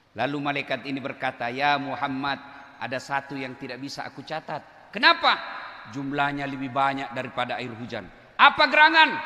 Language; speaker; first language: Indonesian; non-native, local second language; Buginese